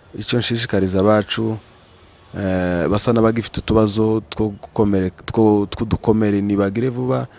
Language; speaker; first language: Kinyarwanda; native; Kinyarwanda